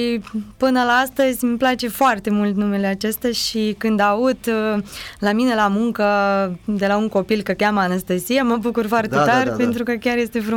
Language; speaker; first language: Romanian; non-native, learner; Ukrainian